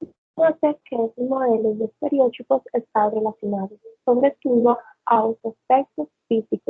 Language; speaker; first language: Portuguese; non-native, learner; Spanish